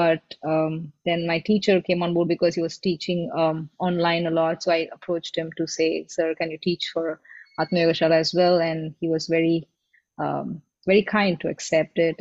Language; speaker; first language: English; non-native, local second language; Tamil